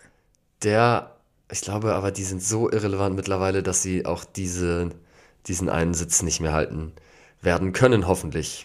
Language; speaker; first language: German; native; German